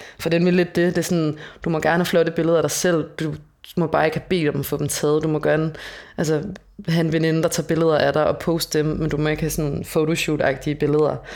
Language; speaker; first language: Danish; native; Danish